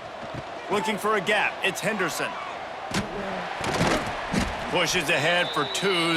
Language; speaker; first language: English; native; English